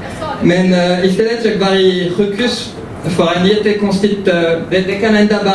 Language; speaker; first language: Swedish; early bilingual, heritage; French